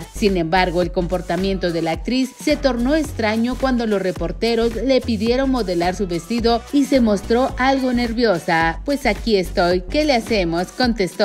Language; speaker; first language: Spanish; native; Spanish